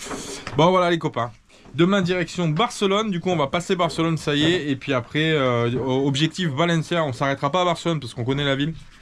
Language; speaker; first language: French; native; French